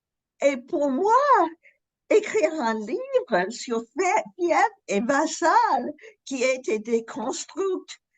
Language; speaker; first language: French; non-native, fluent; English